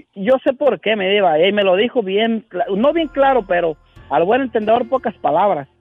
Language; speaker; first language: Spanish; native; Spanish